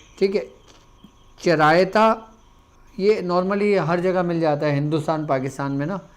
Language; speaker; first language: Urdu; native; Urdu